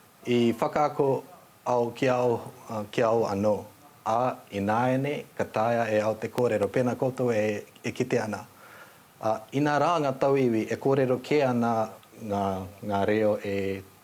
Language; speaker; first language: Māori; non-native, fluent; Nepali